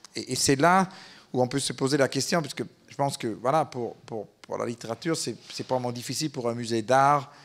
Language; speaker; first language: French; native; French